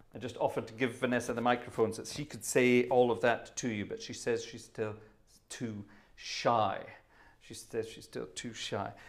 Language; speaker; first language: English; native; English